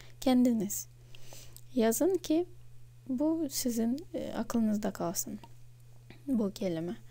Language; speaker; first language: Turkish; non-native, fluent; Russian